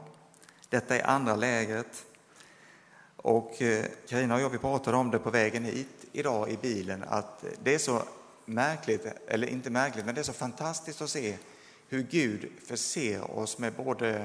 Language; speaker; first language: Swedish; native; Swedish